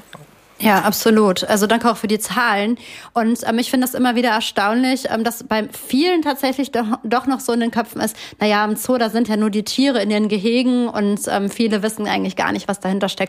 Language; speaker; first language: German; native; German